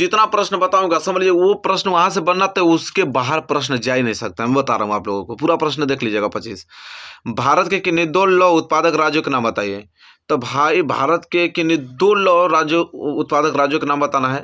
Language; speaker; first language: Hindi; native; Hindi